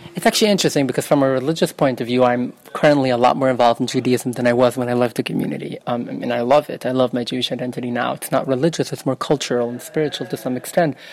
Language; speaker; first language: English; early bilingual, other home language; Yiddish